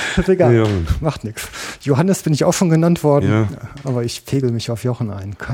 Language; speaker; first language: German; native; German